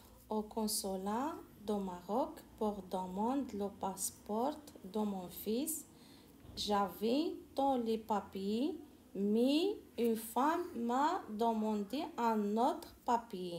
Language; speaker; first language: French; non-native, learner; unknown